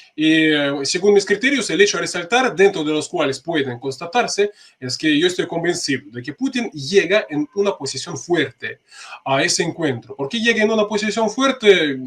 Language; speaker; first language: Spanish; non-native, fluent; Russian